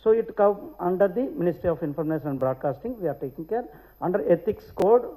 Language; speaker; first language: English; non-native, local second language; Tamil